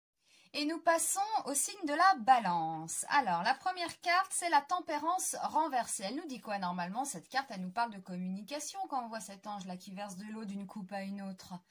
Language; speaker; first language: French; native; French